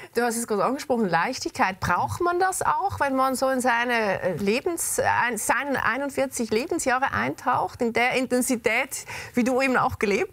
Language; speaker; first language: German; native; German